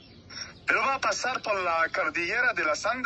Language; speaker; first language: Spanish; non-native, fluent; French